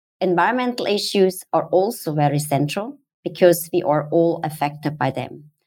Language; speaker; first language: English; non-native, fluent; German